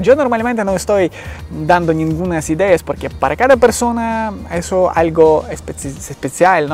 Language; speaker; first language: Spanish; non-native, learner; Ukrainian